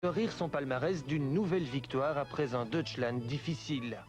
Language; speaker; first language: French; native; French